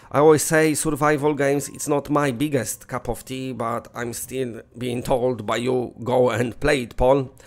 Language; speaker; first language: English; non-native, fluent; Polish